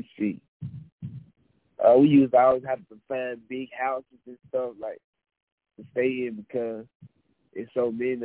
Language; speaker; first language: English; native; English